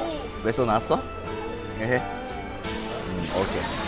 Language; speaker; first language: Korean; non-native, fluent; Japanese